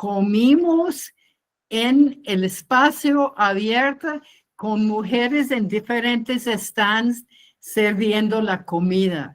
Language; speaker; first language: Spanish; non-native, fluent; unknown